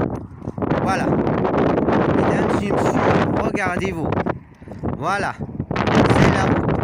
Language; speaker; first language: French; non-native, learner; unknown